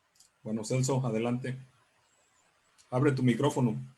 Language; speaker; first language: Spanish; native; Spanish